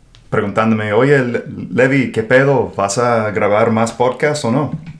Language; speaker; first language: Spanish; non-native, fluent; English